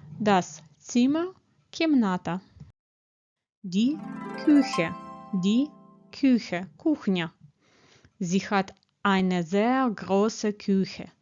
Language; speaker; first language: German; non-native, fluent; Ukrainian